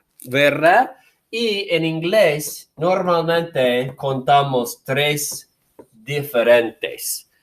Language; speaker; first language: Spanish; non-native, fluent; English